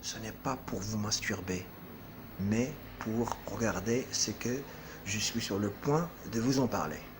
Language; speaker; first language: French; non-native, local second language; Arabic